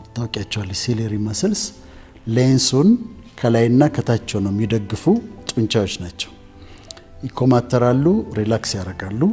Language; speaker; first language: Amharic; native; Amharic